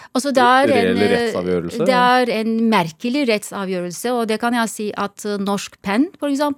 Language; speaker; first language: Norwegian; non-native, fluent; Turkish